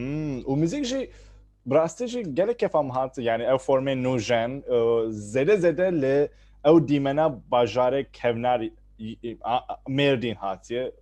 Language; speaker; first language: Kurdish; native; Kurdish